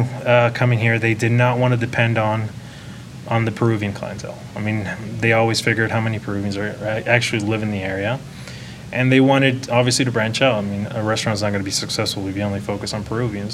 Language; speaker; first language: English; non-native, fluent; Spanish